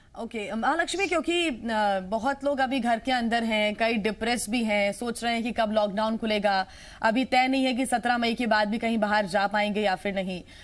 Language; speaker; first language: Hindi; native; Hindi